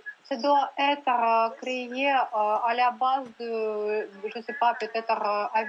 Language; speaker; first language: French; non-native, learner; Russian